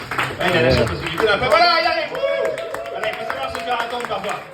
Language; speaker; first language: French; native; French